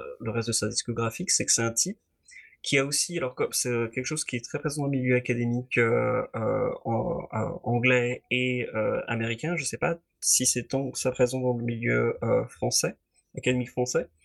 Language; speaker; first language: French; native; French